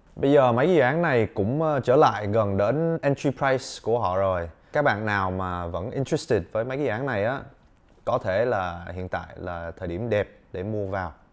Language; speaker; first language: Vietnamese; early bilingual, heritage; Vietnamese